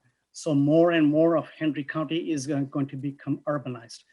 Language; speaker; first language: English; native; English